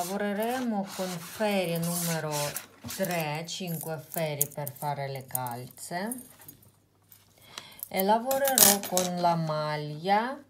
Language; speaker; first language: Italian; non-native, fluent; Russian